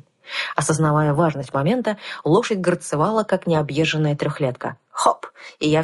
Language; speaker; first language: Russian; native; Russian